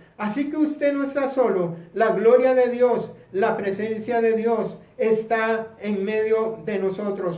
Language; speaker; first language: Spanish; native; Spanish